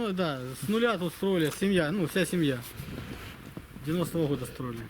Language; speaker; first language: Russian; native; Russian